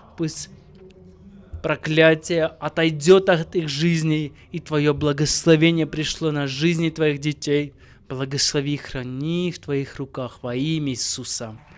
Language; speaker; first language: Russian; non-native, local second language; Armenian